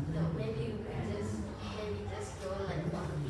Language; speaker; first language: English; non-native, learner; Vietnamese